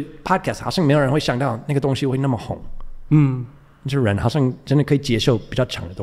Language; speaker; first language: Chinese; non-native, fluent; English